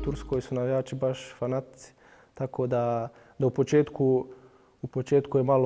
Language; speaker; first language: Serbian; early bilingual, heritage; Bosnian